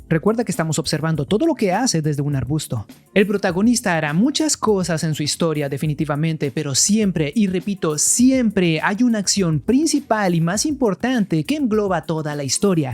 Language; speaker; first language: Spanish; native; Spanish